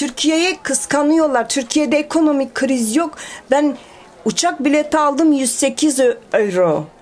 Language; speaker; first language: Turkish; early bilingual, heritage; Turkish